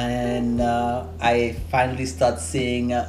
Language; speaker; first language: English; non-native, fluent; Haitian Creole